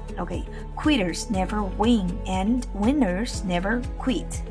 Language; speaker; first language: English; non-native, fluent; Chinese